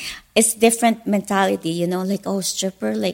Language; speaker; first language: English; non-native, local second language; Filipino